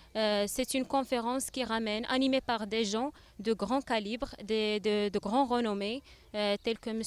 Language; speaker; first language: French; non-native, local second language; Arabic